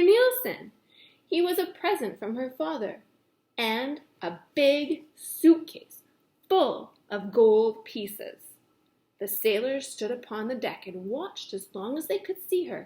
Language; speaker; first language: English; native; English